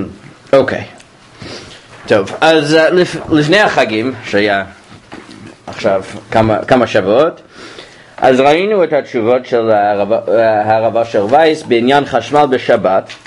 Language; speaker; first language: Hebrew; non-native, fluent; English